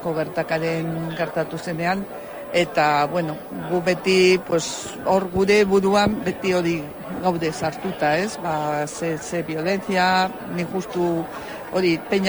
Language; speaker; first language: Basque; native; Basque